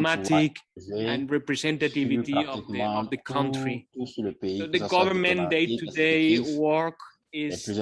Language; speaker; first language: English; non-native, fluent; Kabuverdianu